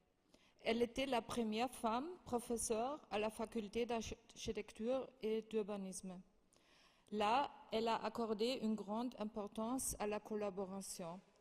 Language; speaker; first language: French; non-native, fluent; German